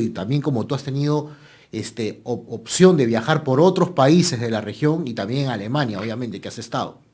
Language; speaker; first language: Spanish; native; Spanish